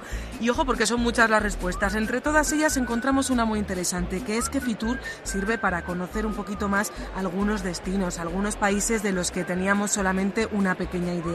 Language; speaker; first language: Spanish; native; Spanish